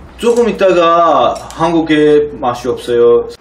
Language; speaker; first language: Korean; non-native, learner; Turkish